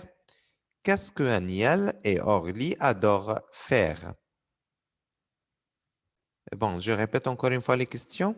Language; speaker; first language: French; non-native, fluent; Arabic